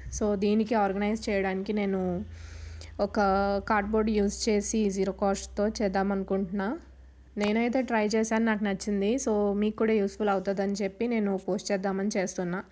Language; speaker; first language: Telugu; non-native, local second language; Urdu